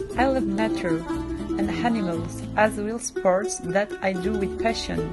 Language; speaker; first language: English; non-native, fluent; Portuguese